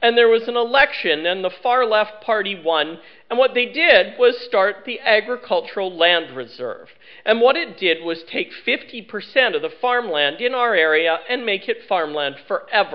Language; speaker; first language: English; native; English